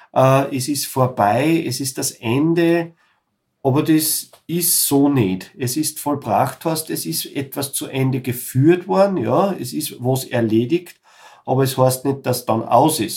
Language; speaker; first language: German; native; German